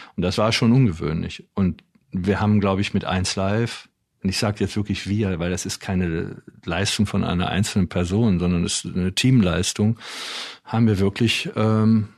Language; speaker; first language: German; native; German